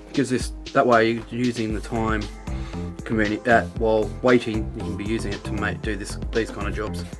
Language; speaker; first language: English; native; English